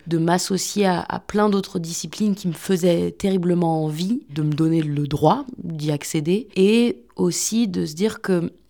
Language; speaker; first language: French; native; French